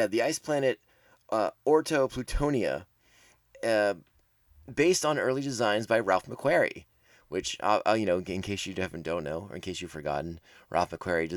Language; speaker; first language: English; native; English